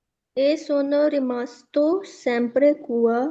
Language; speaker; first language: Italian; non-native, learner; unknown